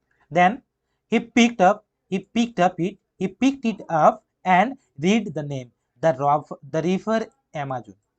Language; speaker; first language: English; non-native, local second language; Bangla